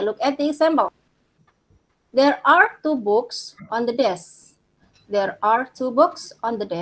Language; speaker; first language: English; non-native, fluent; Indonesian